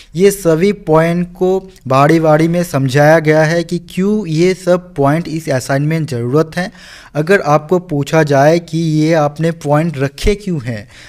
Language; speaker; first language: Hindi; non-native, local second language; Bangla